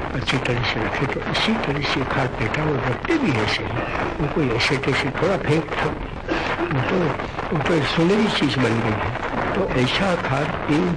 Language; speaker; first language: Hindi; non-native, local second language; Gujarati